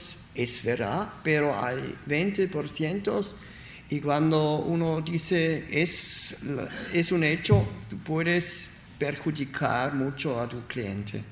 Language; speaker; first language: Spanish; non-native, learner; German